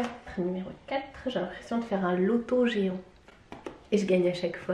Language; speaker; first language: French; native; French